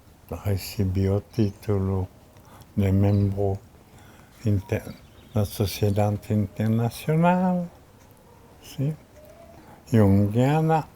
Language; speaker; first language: Portuguese; non-native, fluent; French